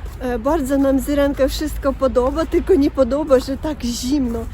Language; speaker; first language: Polish; non-native, learner; Ukrainian